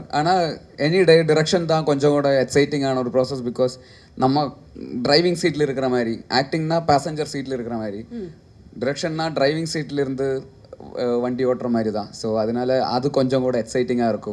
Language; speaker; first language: Tamil; non-native, learner; Malayalam